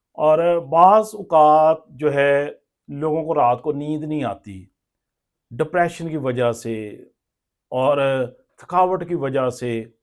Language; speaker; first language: Urdu; non-native, local second language; Punjabi